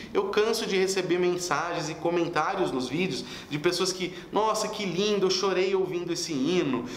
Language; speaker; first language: Portuguese; native; Portuguese